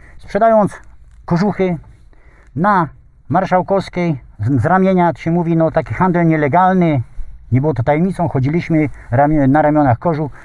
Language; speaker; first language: Polish; native; Polish